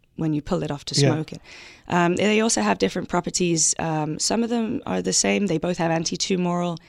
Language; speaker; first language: English; native; English